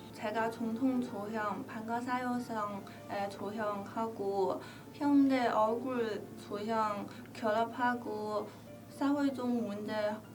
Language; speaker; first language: Korean; non-native, learner; Chinese